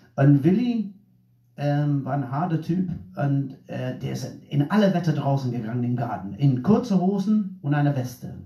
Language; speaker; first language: German; non-native, fluent; English